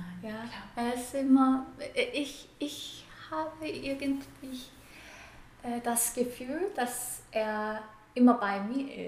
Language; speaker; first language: German; non-native, fluent; Korean